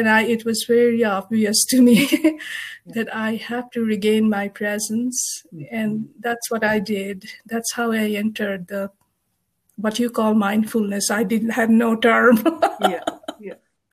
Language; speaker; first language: English; non-native, local second language; Bangla